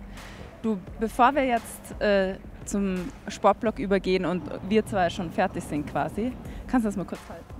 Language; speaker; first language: German; native; German